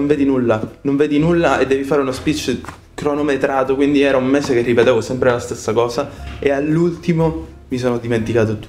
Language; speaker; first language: Italian; native; Italian